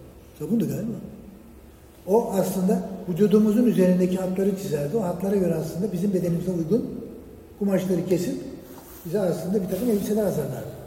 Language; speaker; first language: Turkish; native; Turkish